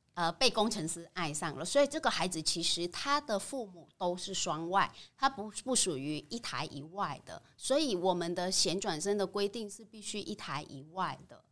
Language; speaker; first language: Chinese; non-native, fluent; Vietnamese